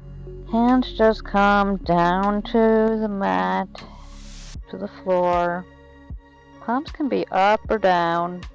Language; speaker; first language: English; native; English